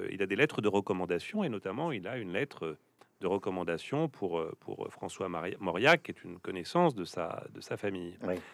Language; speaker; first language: French; native; French